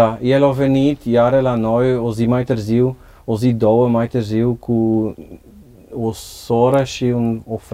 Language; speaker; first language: Romanian; non-native, learner; Dutch